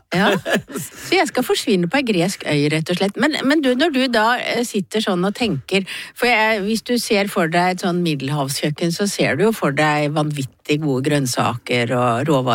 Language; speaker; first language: Norwegian; native; Norwegian